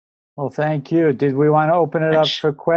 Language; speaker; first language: English; native; English